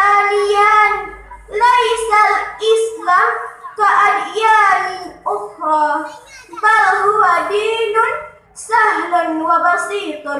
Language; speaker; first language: Arabic; non-native, learner; Achinese